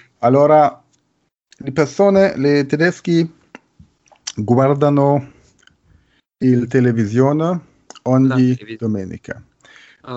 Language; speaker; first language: Italian; non-native, learner; German